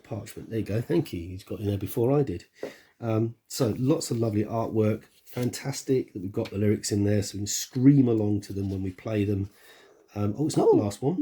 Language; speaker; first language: English; native; English